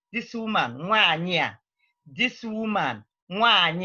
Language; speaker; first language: Igbo; native; Igbo